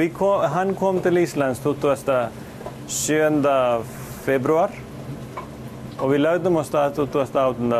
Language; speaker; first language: Icelandic; non-native, fluent; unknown